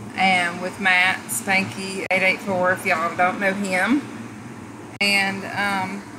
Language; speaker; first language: English; native; English